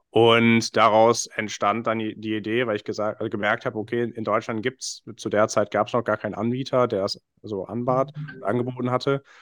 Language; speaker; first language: German; non-native, fluent; English